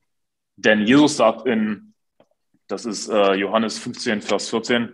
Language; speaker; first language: German; native; German